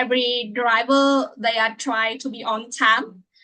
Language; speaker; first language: English; non-native, learner; Vietnamese